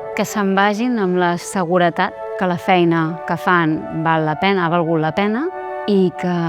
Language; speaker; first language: Catalan; native; Catalan